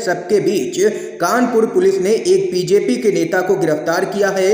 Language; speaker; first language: Hindi; native; Hindi